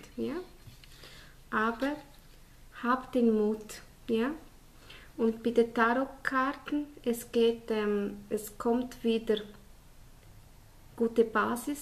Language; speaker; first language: German; non-native, fluent; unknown